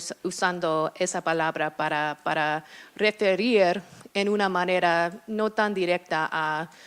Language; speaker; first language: Spanish; non-native, fluent; English